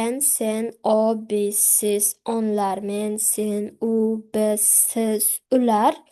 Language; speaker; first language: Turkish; non-native, fluent; Uzbek